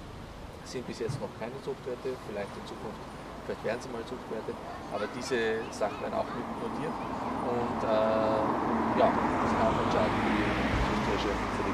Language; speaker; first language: German; native; German